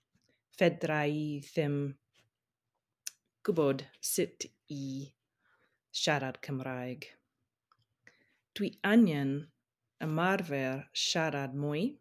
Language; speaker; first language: Welsh; non-native, learner; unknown